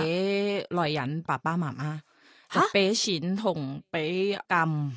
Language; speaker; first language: Cantonese; non-native, learner; Thai